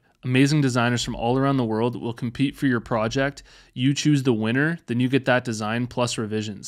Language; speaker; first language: English; native; English